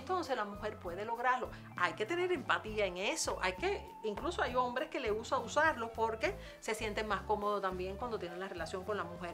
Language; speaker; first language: Spanish; native; Spanish